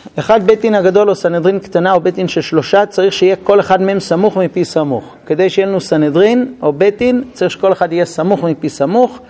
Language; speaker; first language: Hebrew; non-native, fluent; English